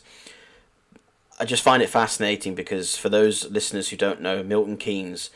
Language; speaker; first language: English; native; English